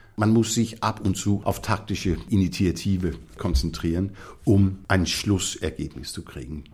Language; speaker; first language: German; non-native, fluent; Danish